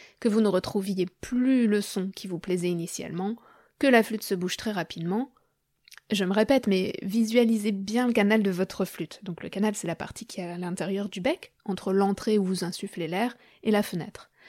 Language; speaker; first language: French; native; French